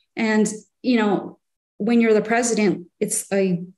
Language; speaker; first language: English; native; English